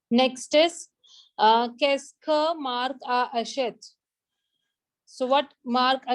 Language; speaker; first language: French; non-native, fluent; Hindi